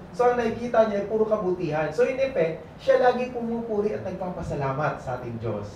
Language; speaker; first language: Filipino; native; Filipino